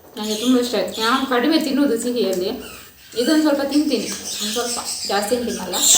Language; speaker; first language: Kannada; non-native, local second language; Tulu